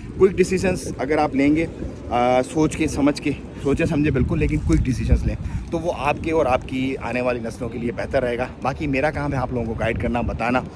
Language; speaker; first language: Urdu; non-native, local second language; Punjabi